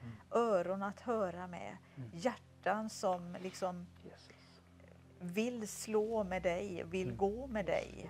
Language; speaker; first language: Swedish; native; Swedish